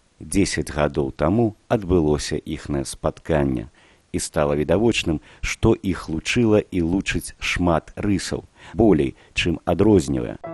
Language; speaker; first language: Belarusian; native; Belarusian